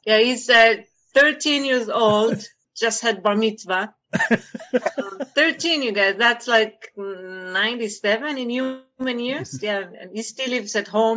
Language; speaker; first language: English; non-native, fluent; Hebrew